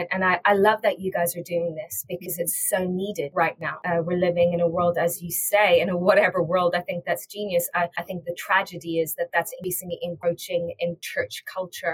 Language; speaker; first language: English; native; English